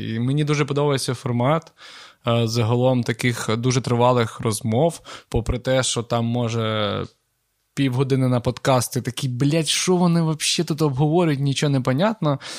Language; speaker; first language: Ukrainian; non-native, local second language; Russian